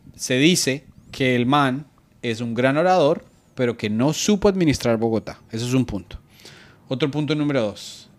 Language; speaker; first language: Spanish; native; Spanish